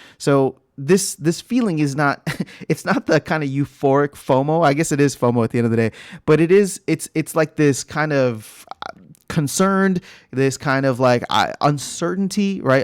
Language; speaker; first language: English; native; English